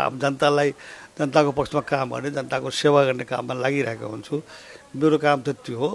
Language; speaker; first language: Nepali; non-native, local second language; Maithili